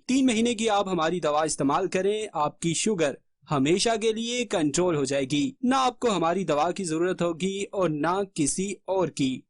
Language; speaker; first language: Urdu; native; Urdu